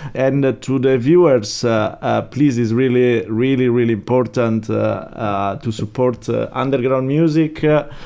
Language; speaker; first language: English; non-native, fluent; Italian